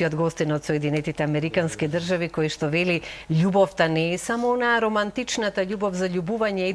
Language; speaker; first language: Macedonian; native; Macedonian